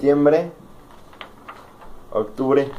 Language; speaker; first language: Spanish; native; Spanish